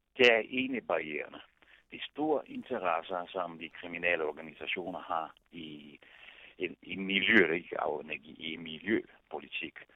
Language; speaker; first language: Danish; non-native, fluent; Italian